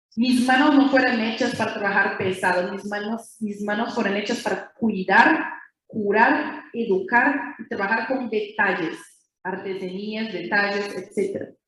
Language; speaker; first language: Spanish; non-native, fluent; Portuguese